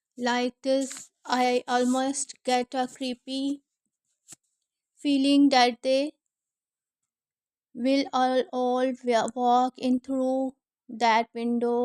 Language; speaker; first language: English; non-native, learner; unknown